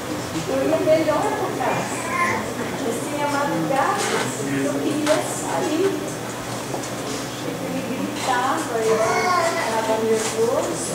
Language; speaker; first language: Portuguese; non-native, fluent; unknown